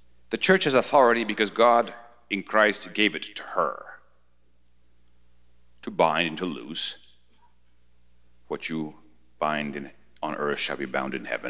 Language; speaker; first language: English; early bilingual, other home language; Spanish